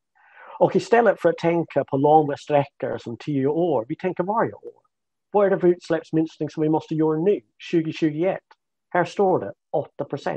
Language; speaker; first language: Swedish; non-native, fluent; English